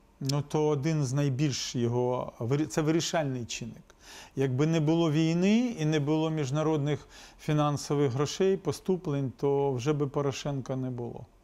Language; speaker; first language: Ukrainian; non-native, local second language; Russian